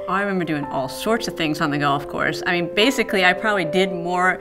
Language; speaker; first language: English; native; English